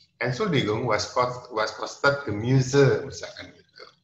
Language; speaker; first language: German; non-native, fluent; Indonesian